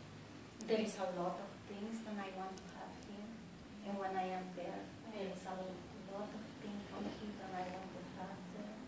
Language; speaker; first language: English; non-native, fluent; Spanish